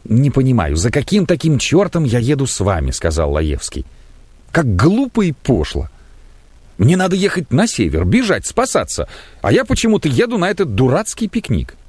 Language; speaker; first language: Russian; native; Russian